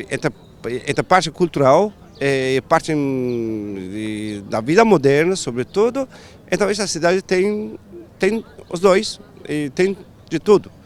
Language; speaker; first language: Portuguese; non-native, fluent; Turkish